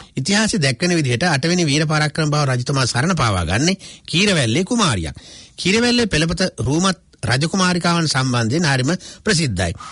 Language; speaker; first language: Sinhala; native; Sinhala